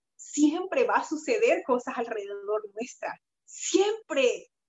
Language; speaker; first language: Spanish; native; Spanish